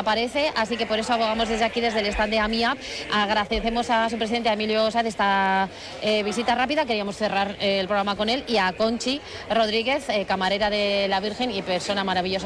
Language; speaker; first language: Spanish; native; Spanish